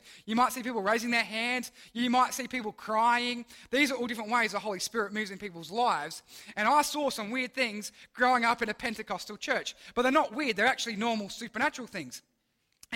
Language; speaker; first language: English; native; English